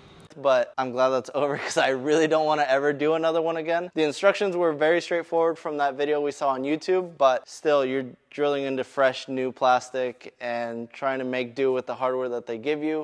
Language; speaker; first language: English; native; English